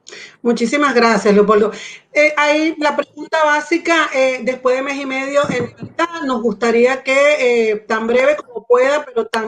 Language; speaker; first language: Spanish; native; Spanish